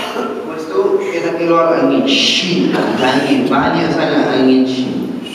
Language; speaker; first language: Malay; non-native, fluent; Arabic